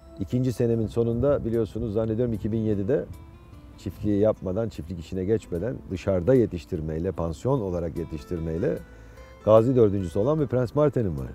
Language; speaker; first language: Turkish; native; Turkish